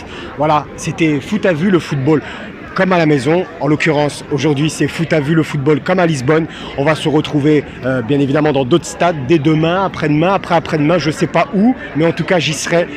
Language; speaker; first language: French; native; French